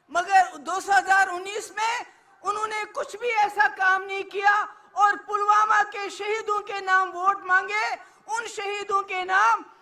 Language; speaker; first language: Hindi; native; Hindi